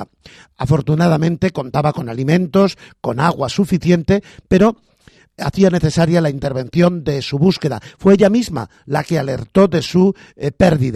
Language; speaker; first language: Spanish; native; Spanish